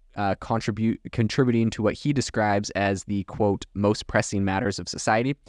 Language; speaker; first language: English; native; English